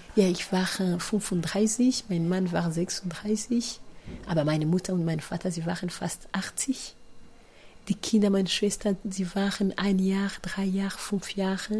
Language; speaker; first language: German; non-native, fluent; Kinyarwanda